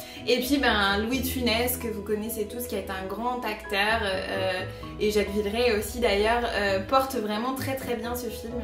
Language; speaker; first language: French; native; French